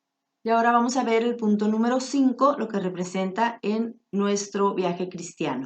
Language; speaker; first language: Spanish; native; Spanish